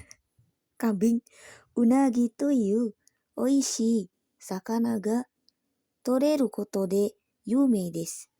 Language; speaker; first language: Japanese; non-native, learner; Indonesian